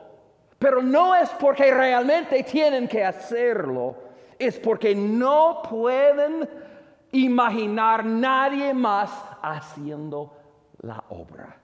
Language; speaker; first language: Spanish; non-native, fluent; English